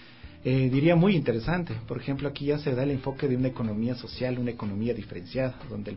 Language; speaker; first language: Spanish; native; Spanish